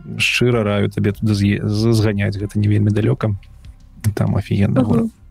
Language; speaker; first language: Belarusian; non-native, local second language; Russian